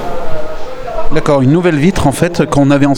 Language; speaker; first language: French; native; French